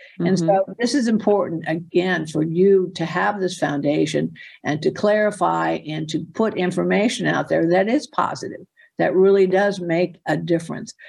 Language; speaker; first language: English; native; English